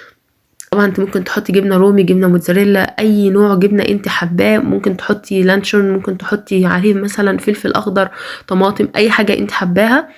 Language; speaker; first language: Arabic; native; Arabic